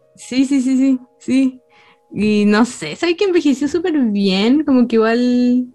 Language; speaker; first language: Spanish; native; Spanish